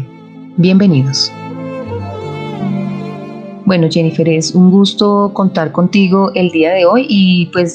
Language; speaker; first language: Spanish; native; Spanish